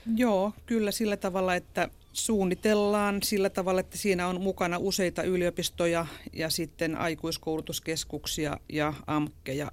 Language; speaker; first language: Finnish; native; Finnish